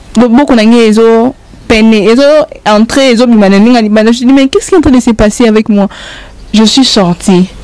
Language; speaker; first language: French; non-native, local second language; Lingala